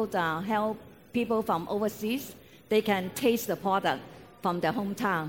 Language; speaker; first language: English; non-native, local second language; Cantonese